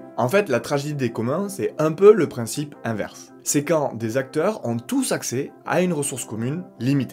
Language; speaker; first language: French; native; French